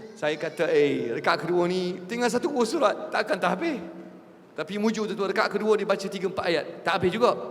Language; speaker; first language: Malay; non-native, fluent; Arabic